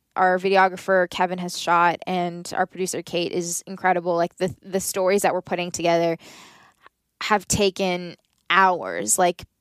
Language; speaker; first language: English; native; English